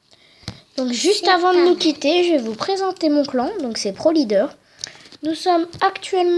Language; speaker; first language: French; native; French